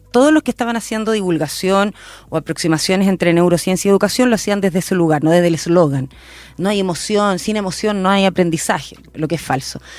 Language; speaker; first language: Spanish; native; Spanish